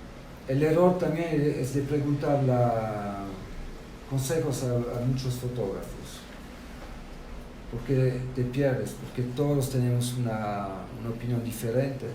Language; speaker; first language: Spanish; non-native, fluent; French